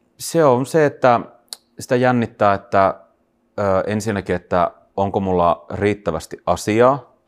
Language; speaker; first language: Finnish; native; Finnish